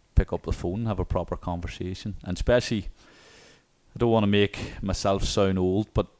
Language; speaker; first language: English; native; English